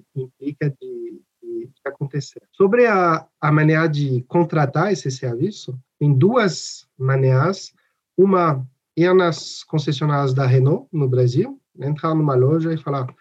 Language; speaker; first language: Portuguese; non-native, fluent; French